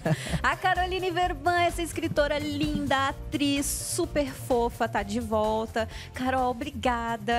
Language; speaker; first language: Portuguese; native; Portuguese